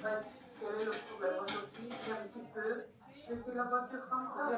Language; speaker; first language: French; non-native, learner; Portuguese